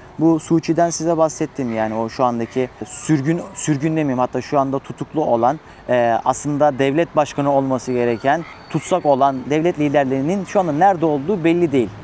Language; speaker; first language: Turkish; native; Turkish